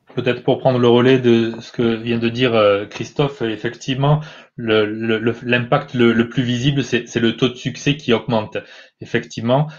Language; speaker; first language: French; native; French